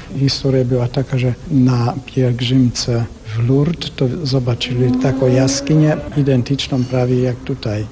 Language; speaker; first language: Polish; non-native, fluent; Hungarian